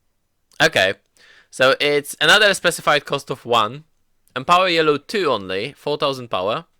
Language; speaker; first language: English; native; English